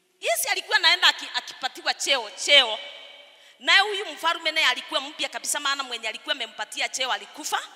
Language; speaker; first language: Swahili; non-native, local second language; Kikuyu